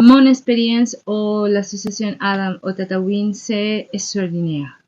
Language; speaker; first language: French; non-native, learner; Spanish